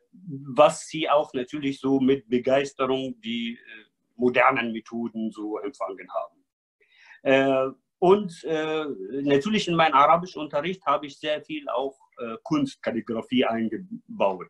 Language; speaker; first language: German; non-native, fluent; Arabic